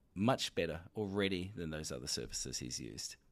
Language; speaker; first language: English; native; English